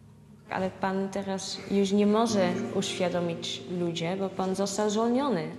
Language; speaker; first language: Polish; early bilingual, heritage; Dutch